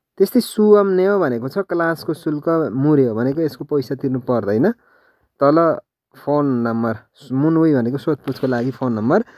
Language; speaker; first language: Nepali; native; Nepali